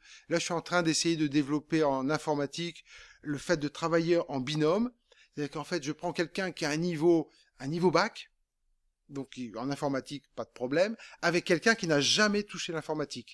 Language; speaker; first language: French; native; French